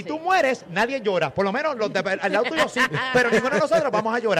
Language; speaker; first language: Spanish; native; Spanish